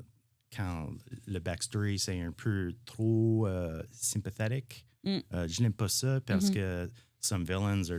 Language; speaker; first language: French; non-native, learner; English